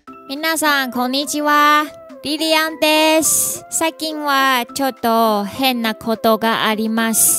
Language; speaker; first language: Japanese; non-native, learner; Chinese